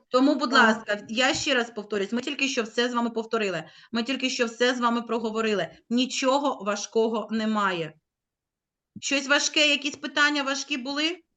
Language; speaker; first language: Ukrainian; native; Ukrainian